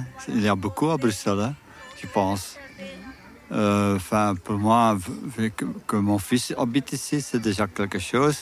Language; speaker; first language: French; non-native, local second language; Dutch